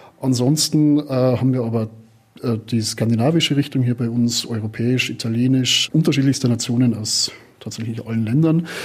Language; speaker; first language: German; native; German